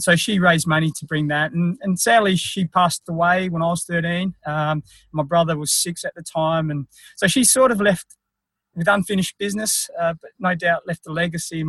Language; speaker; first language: English; native; English